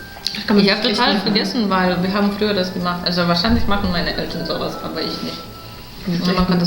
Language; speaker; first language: German; non-native, learner; Russian